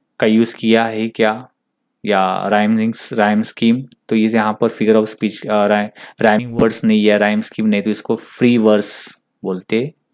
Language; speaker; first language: Hindi; non-native, local second language; Marathi